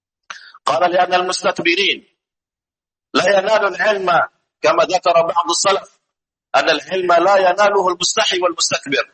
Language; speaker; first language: Arabic; non-native, fluent; Indonesian